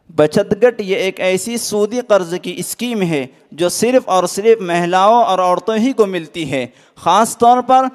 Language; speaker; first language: Urdu; native; Urdu